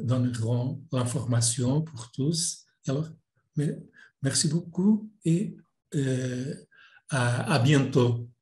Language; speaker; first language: French; non-native, fluent; Portuguese